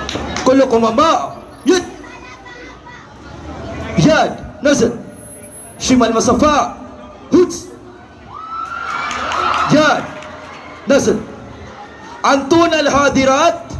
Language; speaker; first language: Arabic; non-native, learner; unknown